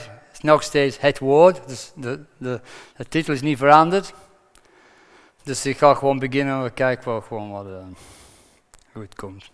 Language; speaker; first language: Dutch; non-native, fluent; English